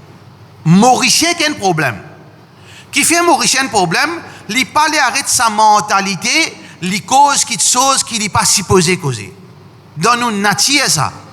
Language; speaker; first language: French; non-native, learner; Morisyen